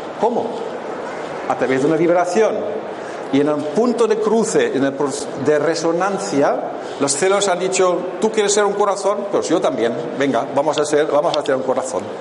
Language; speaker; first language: Spanish; non-native, fluent; German